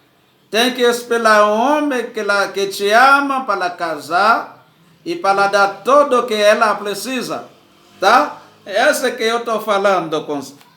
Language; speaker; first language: Portuguese; non-native, learner; Haitian Creole